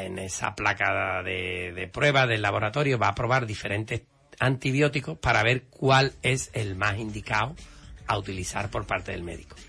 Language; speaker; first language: Spanish; native; Spanish